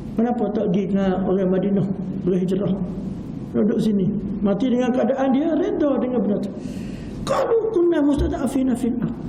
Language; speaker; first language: Malay; early bilingual, heritage; Malay